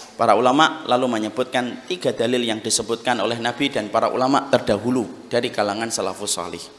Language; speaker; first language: Indonesian; native; Indonesian